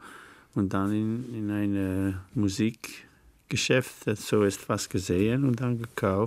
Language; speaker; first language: German; non-native, fluent; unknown